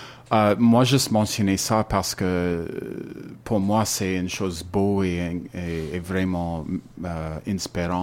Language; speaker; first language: French; non-native, learner; English